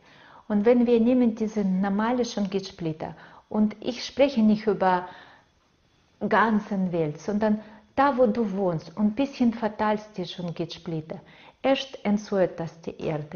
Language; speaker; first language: German; non-native, fluent; Russian